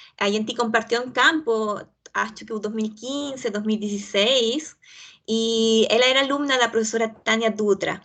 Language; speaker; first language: Portuguese; non-native, fluent; Spanish